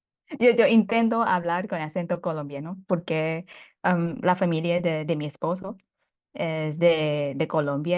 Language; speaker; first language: Spanish; non-native, fluent; Thai